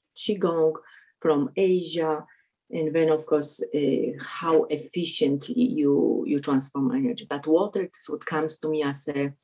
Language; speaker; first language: English; non-native, fluent; Polish